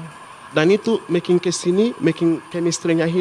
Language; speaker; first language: Indonesian; non-native, fluent; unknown